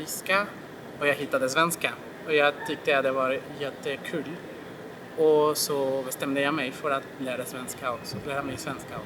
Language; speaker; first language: Swedish; non-native, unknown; Spanish